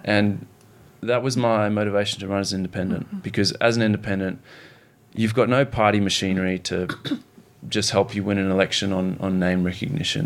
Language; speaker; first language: English; native; English